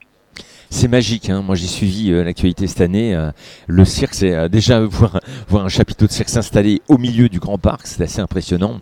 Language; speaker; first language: French; native; French